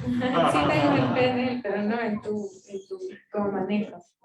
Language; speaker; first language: Spanish; native; Spanish